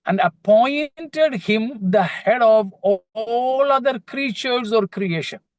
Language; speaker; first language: English; non-native, local second language; Malayalam